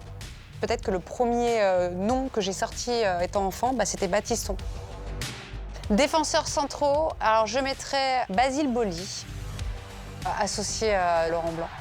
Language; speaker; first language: French; native; French